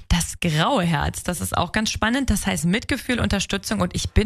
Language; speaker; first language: German; native; German